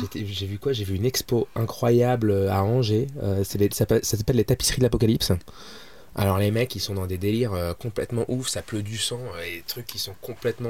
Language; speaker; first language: French; early bilingual, other home language; Arabic